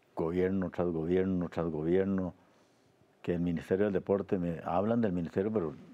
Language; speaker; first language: Spanish; native; Spanish